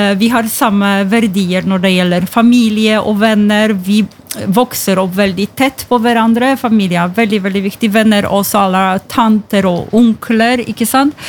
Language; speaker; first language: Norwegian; non-native, fluent; Polish